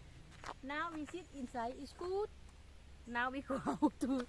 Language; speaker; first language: English; non-native, learner; Dutch